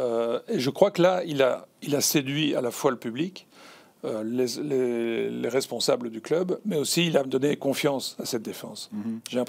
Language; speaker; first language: French; native; French